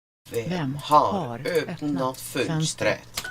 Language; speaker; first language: Swedish; non-native, learner; English